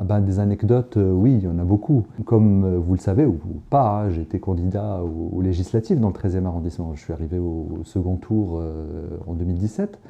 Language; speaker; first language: French; non-native, local second language; Arabic